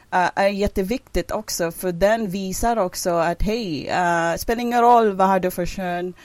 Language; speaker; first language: Swedish; non-native, fluent; English